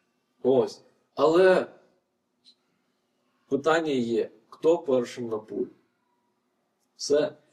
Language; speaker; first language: Ukrainian; non-native, fluent; Lithuanian